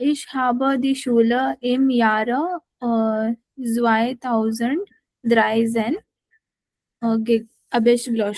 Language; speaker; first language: German; non-native, learner; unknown